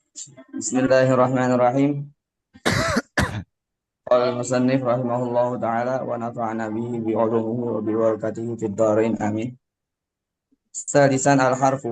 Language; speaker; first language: Arabic; non-native, learner; Indonesian